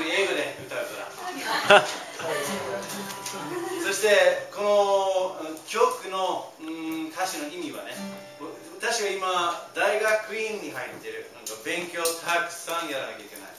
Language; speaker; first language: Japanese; non-native, fluent; English